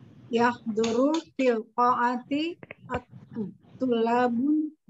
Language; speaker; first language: Arabic; non-native, learner; Indonesian